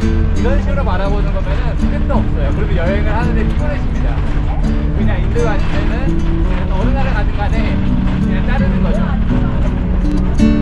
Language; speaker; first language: Korean; native; Korean